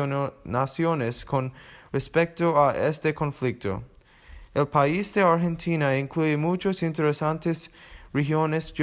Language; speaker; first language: Spanish; non-native, learner; English